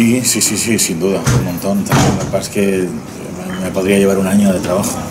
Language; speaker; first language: Spanish; native; Spanish